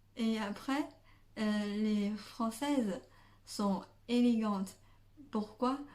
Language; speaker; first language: French; non-native, fluent; Chinese